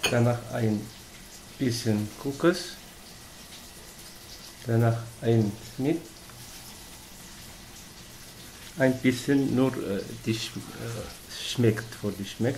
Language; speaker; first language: German; non-native, learner; Arabic